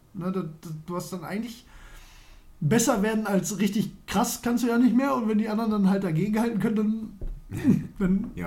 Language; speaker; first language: German; native; German